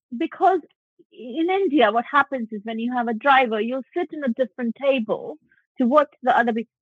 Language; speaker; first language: English; non-native, local second language; Punjabi